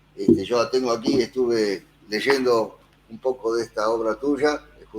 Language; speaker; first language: Spanish; native; Spanish